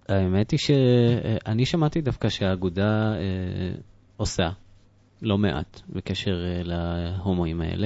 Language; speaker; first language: Hebrew; native; Hebrew